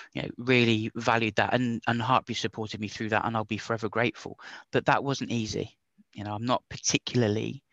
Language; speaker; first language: English; native; English